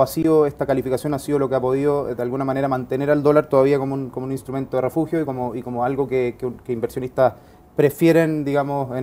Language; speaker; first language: Spanish; native; Spanish